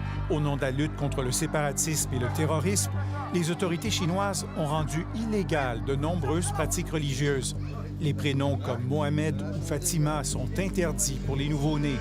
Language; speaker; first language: French; native; French